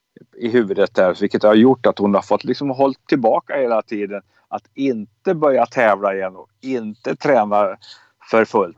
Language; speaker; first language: Swedish; native; Swedish